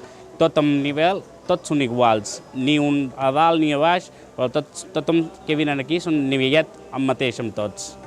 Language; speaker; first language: Catalan; non-native, learner; Punjabi